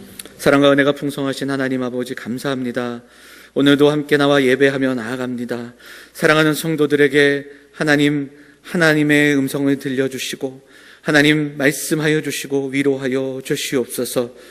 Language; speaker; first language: Korean; native; Korean